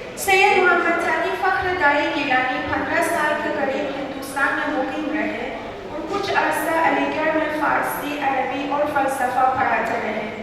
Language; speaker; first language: Urdu; non-native, fluent; Persian